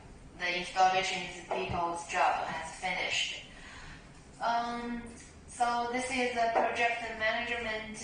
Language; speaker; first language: English; non-native, learner; Chinese